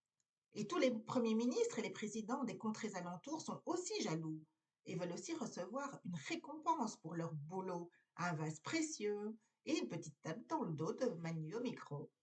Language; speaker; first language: French; native; French